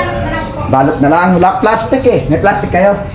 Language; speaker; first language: Filipino; native; Filipino